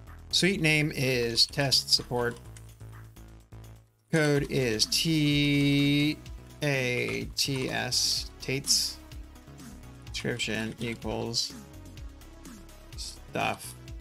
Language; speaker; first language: English; native; English